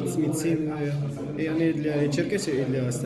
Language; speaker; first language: Russian; non-native, learner; Arabic